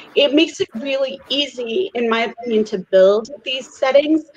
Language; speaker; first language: English; native; English